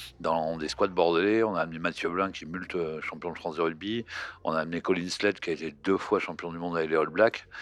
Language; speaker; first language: French; native; French